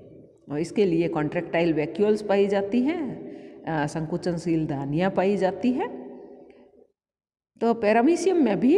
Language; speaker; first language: Hindi; native; Hindi